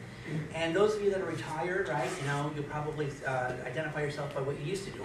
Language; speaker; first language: English; native; English